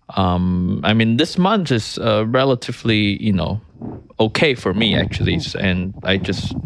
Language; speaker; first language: English; early bilingual, other home language; Chinese